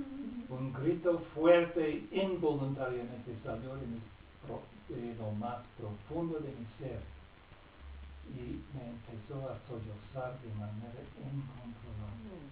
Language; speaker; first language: Spanish; non-native, fluent; English